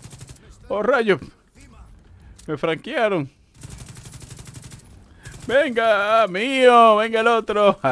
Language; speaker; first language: Spanish; native; Spanish